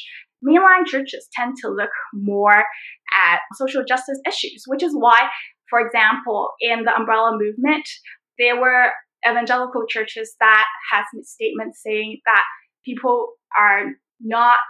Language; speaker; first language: English; non-native, local second language; Cantonese